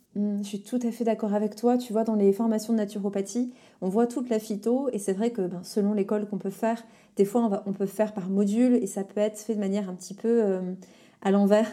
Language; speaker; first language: French; native; French